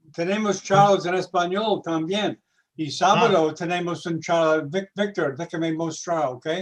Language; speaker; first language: Spanish; non-native, learner; English